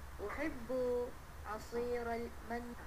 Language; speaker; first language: Arabic; non-native, learner; Malay